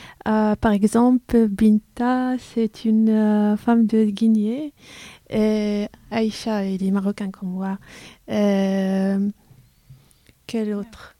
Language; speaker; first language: French; non-native, learner; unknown